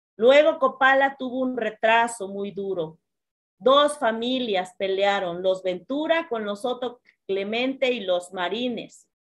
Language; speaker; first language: Spanish; native; Spanish